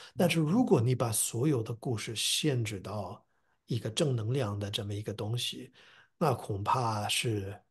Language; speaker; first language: Chinese; non-native, fluent; English